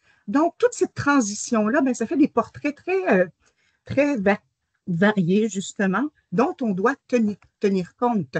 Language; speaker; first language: French; native; French